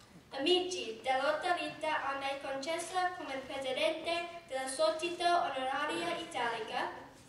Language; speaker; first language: Italian; non-native, learner; English